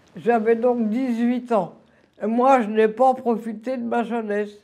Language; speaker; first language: French; native; French